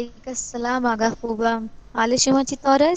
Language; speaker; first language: Persian; non-native, learner; Urdu